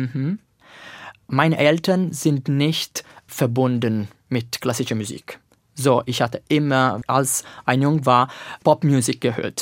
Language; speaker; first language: German; non-native, learner; Italian